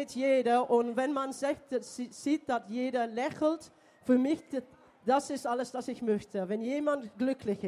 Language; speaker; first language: German; non-native, learner; English